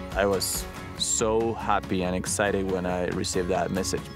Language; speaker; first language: English; non-native, fluent; Spanish